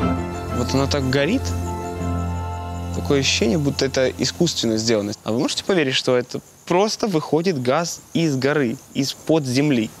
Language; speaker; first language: Russian; native; Russian